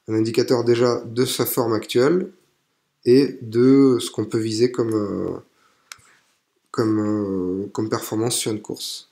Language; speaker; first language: French; native; French